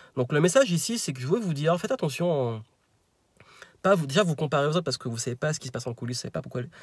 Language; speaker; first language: French; native; French